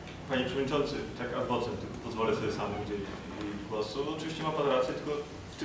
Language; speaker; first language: Polish; native; Polish